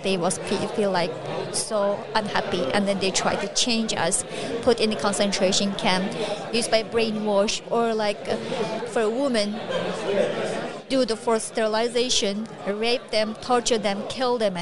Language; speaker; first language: English; non-native, learner; Chinese